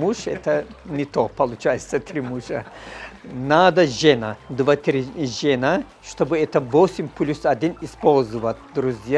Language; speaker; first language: Russian; non-native, learner; Turkish